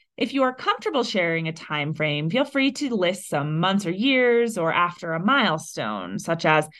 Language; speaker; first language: English; native; English